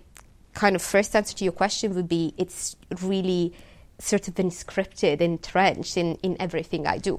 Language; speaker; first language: English; non-native, fluent; Italian